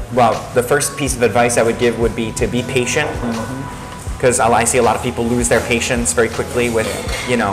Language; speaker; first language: English; native; English